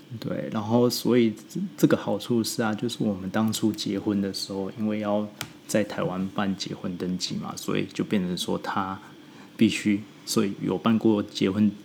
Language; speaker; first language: Chinese; native; Chinese